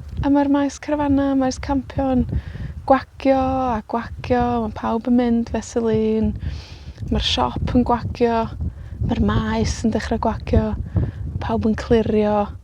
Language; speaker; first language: Welsh; native; Welsh